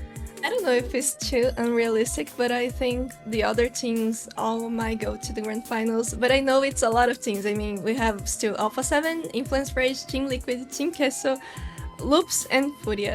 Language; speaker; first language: English; non-native, fluent; Portuguese